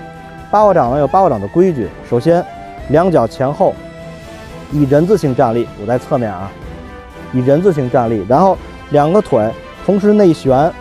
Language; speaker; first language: Chinese; native; Chinese